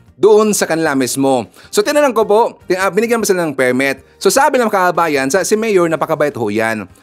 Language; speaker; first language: Filipino; non-native, local second language; Cebuano